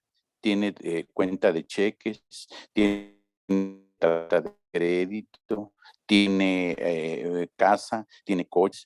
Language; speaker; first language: Spanish; native; Spanish